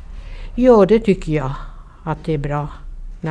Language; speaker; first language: Swedish; non-native, learner; Finnish